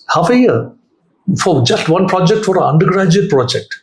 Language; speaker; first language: English; non-native, local second language; Malayalam